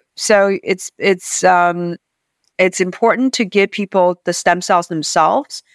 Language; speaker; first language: English; non-native, fluent; Chinese